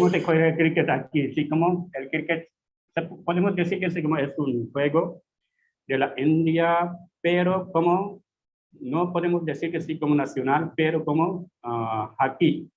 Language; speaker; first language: Spanish; non-native, fluent; Hindi